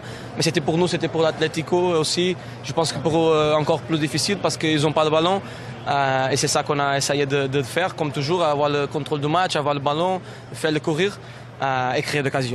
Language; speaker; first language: French; non-native, fluent; Portuguese